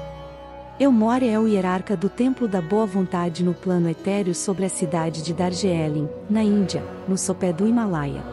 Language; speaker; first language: Portuguese; native; Portuguese